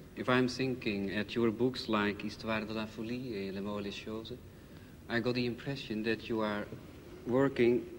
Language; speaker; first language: English; non-native, fluent; Dutch